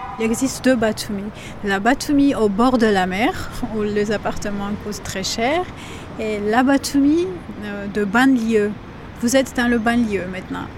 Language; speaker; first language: French; non-native, learner; Georgian